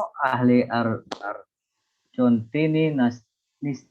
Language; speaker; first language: Persian; non-native, learner; Indonesian